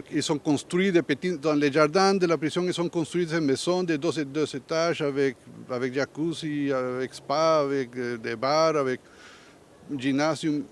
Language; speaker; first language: French; non-native, learner; Spanish